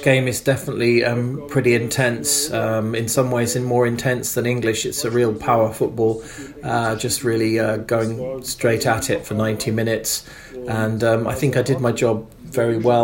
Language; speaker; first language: English; non-native, fluent; German